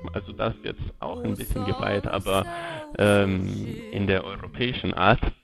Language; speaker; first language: German; non-native, fluent; Portuguese